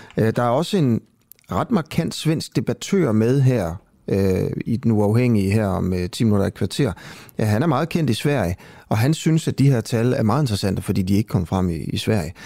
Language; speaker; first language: Danish; native; Danish